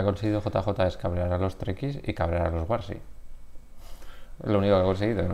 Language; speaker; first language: Spanish; native; Spanish